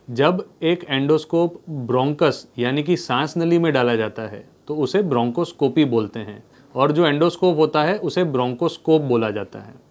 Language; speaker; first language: Hindi; non-native, local second language; Gujarati